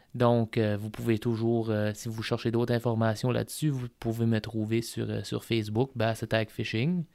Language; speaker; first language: French; native; French